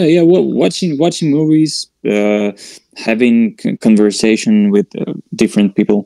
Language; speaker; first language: English; non-native, fluent; Russian